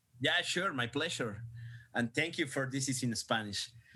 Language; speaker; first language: English; non-native, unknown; Spanish